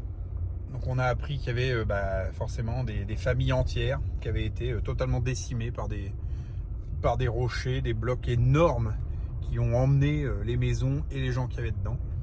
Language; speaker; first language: French; native; French